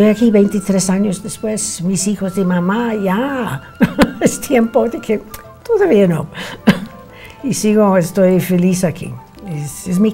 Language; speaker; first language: Spanish; non-native, fluent; English